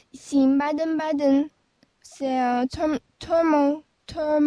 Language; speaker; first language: English; non-native, learner; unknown